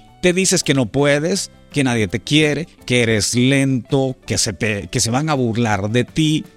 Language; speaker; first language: Spanish; native; Spanish